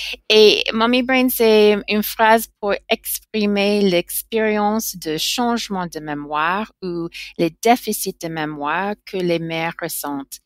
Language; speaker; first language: French; non-native, learner; English